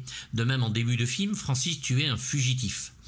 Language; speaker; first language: French; native; French